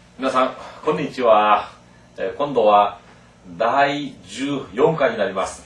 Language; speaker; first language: Japanese; non-native, fluent; Korean